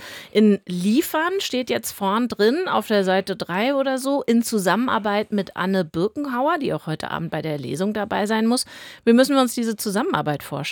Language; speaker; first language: German; native; German